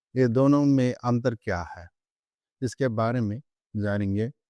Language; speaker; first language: Hindi; non-native, local second language; Telugu